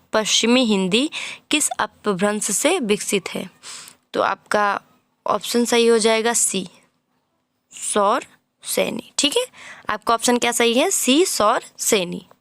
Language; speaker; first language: Hindi; native; Hindi